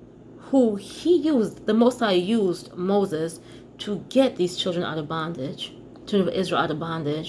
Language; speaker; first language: English; native; English